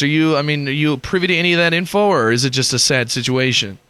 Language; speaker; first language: English; native; English